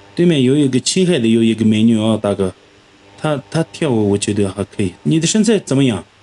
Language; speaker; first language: Chinese; non-native, local second language; Tibetan